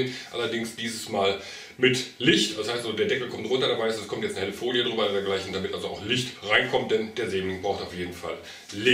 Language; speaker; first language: German; native; German